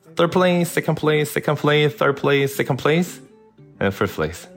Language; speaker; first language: English; non-native, learner; Korean